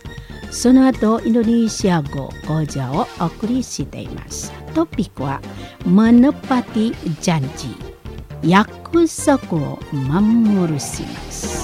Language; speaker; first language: Japanese; non-native, learner; Indonesian